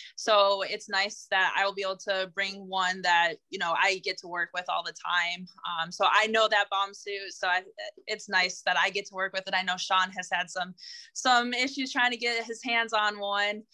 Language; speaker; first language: English; native; English